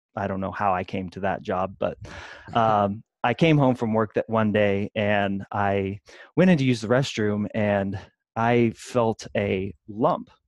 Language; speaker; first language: English; native; English